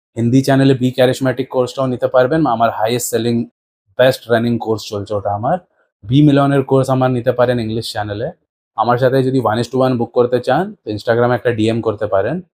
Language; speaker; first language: Bangla; early bilingual, heritage; Bangla